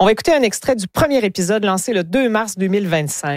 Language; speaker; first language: French; native; French